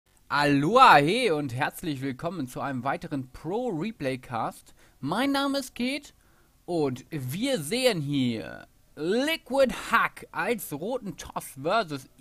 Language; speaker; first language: German; native; German